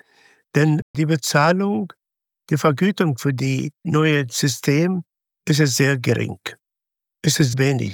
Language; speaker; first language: German; non-native, fluent; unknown